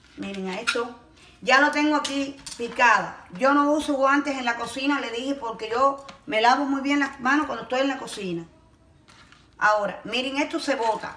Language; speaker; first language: Spanish; native; Spanish